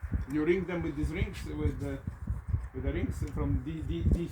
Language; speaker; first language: English; non-native, learner; Polish